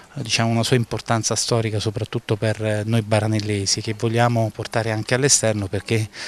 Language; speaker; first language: Italian; native; Italian